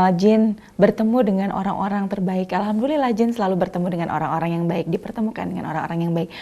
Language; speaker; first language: Indonesian; native; Indonesian